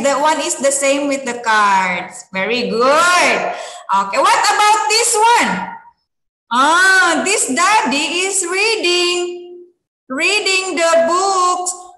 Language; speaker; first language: English; non-native, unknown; Indonesian